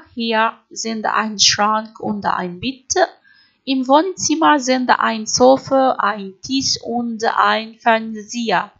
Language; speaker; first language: German; non-native, fluent; Arabic